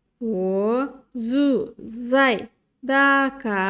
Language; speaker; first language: Chinese; non-native, learner; Bangla